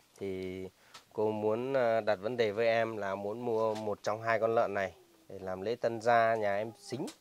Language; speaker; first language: Vietnamese; non-native, local second language; Hmong